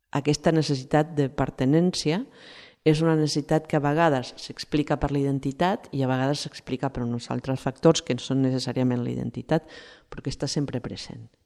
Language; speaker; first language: Catalan; non-native, fluent; Spanish